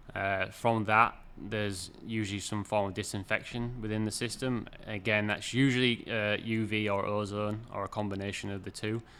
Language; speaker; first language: English; native; English